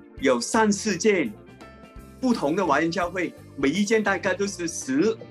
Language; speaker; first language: Chinese; non-native, local second language; Cantonese